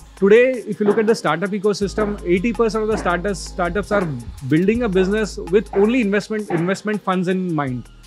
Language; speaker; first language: English; non-native, local second language; Hindi